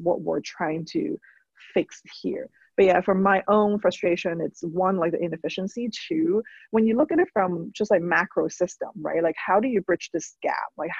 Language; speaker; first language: English; non-native, local second language; Cantonese